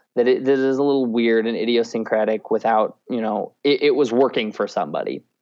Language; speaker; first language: English; native; English